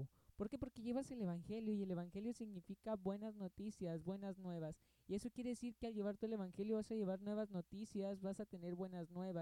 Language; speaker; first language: Spanish; native; Spanish